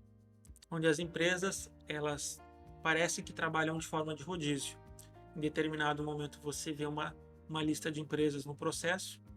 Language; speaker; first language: Portuguese; native; Portuguese